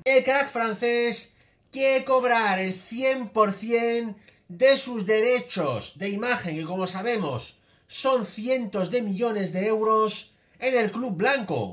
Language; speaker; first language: Spanish; native; Spanish